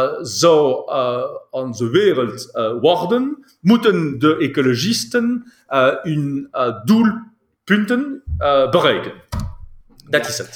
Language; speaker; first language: Dutch; non-native, local second language; French